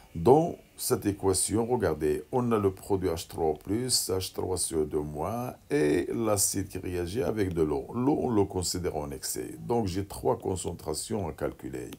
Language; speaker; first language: French; non-native, local second language; Arabic